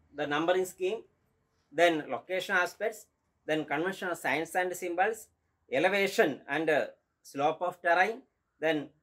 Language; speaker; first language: English; non-native, local second language; Malayalam